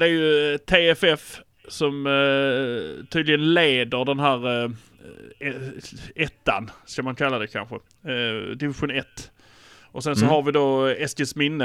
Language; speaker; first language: Swedish; native; Swedish